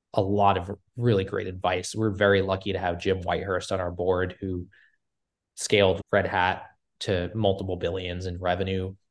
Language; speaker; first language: English; native; English